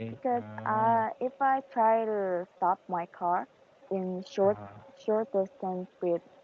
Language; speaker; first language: English; non-native, learner; Korean